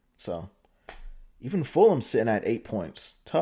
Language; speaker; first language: English; native; English